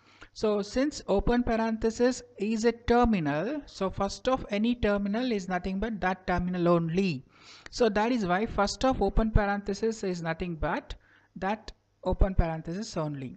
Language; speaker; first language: English; non-native, local second language; Kannada